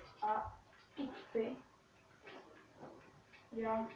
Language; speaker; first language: French; native; French